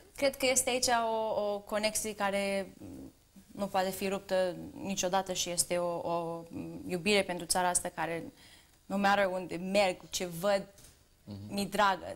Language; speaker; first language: Romanian; early bilingual, heritage; Romanian